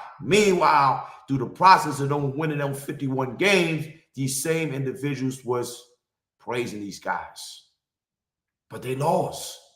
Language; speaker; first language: English; native; English